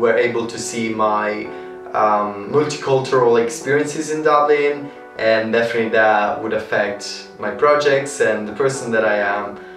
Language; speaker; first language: English; non-native, fluent; Italian